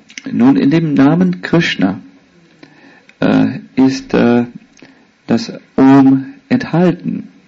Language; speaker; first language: German; native; German